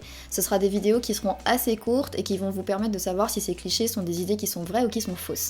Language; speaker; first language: French; native; French